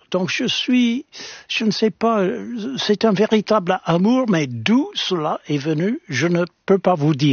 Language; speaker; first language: French; non-native, fluent; English